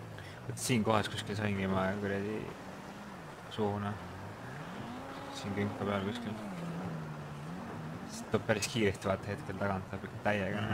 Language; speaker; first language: Estonian; native; Estonian